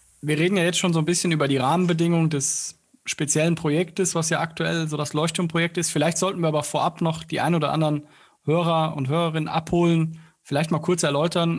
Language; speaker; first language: German; native; German